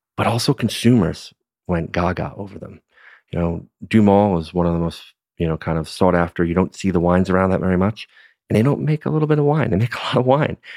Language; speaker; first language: English; native; English